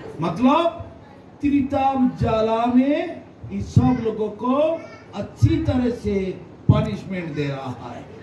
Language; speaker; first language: Hindi; non-native, local second language; Bangla